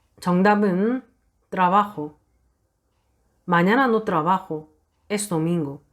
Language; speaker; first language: Spanish; non-native, fluent; Korean